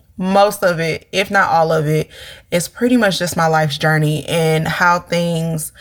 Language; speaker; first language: English; native; English